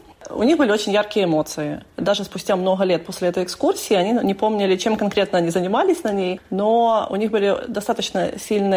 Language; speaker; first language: Russian; native; Russian